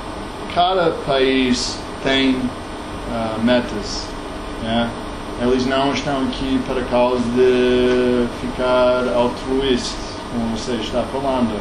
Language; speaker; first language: Portuguese; non-native, learner; English